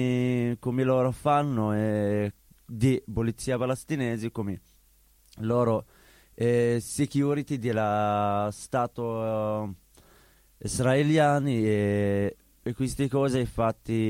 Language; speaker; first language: Italian; non-native, learner; Arabic